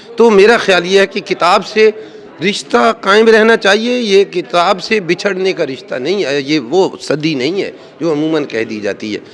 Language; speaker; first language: Urdu; native; Urdu